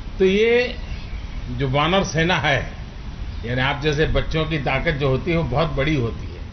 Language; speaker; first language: Hindi; non-native, local second language; Gujarati